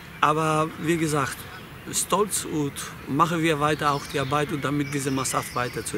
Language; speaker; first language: German; non-native, fluent; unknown